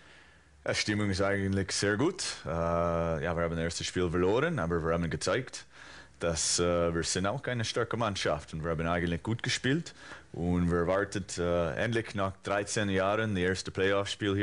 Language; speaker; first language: German; non-native, fluent; English